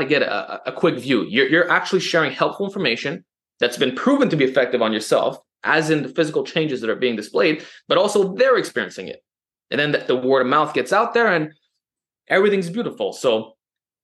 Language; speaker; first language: English; native; English